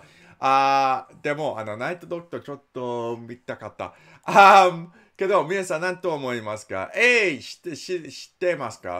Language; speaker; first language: Japanese; non-native, learner; English